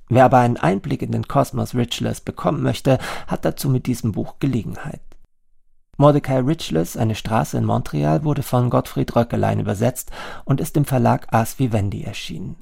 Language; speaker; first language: German; native; German